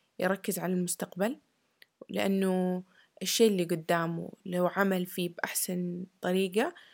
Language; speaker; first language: Arabic; early bilingual, heritage; Arabic